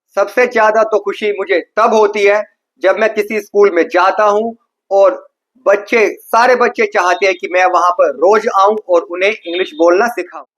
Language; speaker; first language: Hindi; native; Hindi